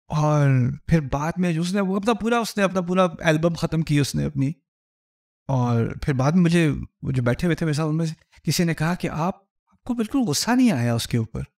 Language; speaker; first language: Urdu; native; Urdu